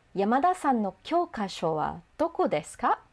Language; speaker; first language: Japanese; non-native, fluent; English